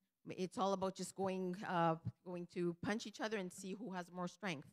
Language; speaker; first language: English; early bilingual, other home language; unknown